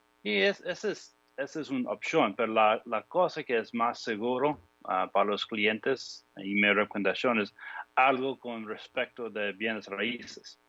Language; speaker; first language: Spanish; non-native, fluent; English